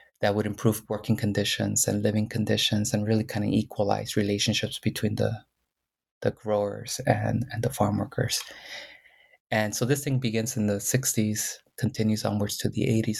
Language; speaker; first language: English; early bilingual, other home language; Spanish